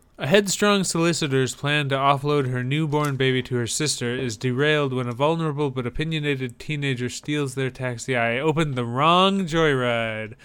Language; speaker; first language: English; native; English